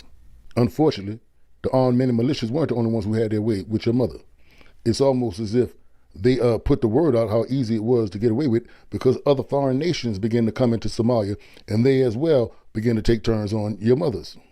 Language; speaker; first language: English; native; English